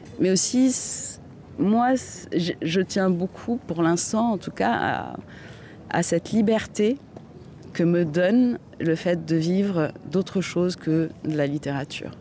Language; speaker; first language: French; non-native, local second language; Arabic